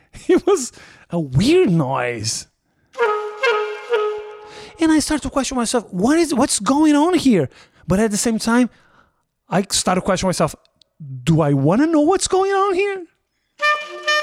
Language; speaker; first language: English; non-native, fluent; Portuguese